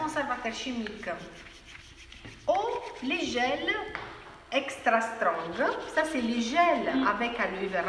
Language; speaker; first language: French; non-native, fluent; Spanish